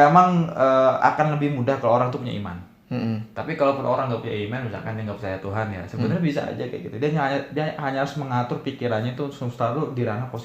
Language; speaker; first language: Indonesian; native; Indonesian